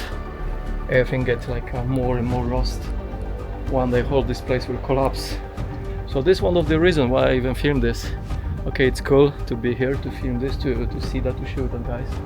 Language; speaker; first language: English; non-native, fluent; Polish